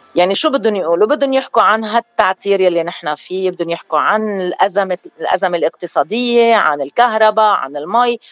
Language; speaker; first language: Arabic; non-native, local second language; Armenian